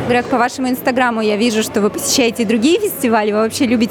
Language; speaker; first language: Russian; native; Russian